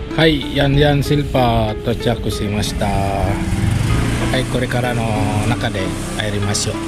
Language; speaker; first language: Japanese; non-native, learner; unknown